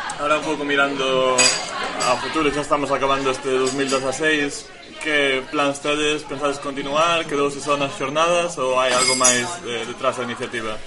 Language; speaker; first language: Galician; native; Galician